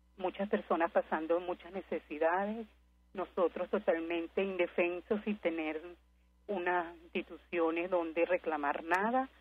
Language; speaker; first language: Spanish; native; Spanish